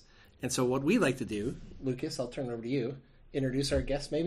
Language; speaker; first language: English; native; English